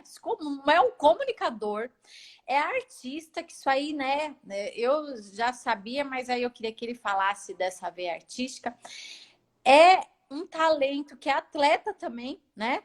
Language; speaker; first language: Portuguese; native; Portuguese